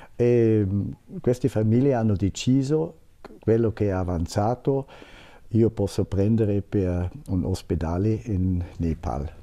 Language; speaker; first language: Italian; non-native, fluent; German